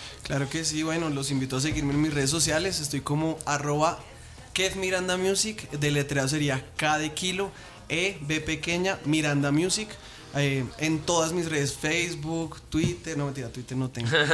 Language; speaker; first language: Spanish; native; Spanish